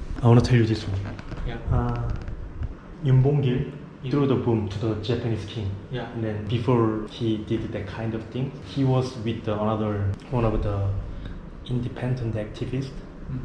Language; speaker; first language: English; non-native, learner; Korean